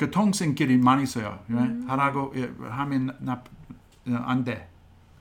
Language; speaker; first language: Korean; non-native, fluent; English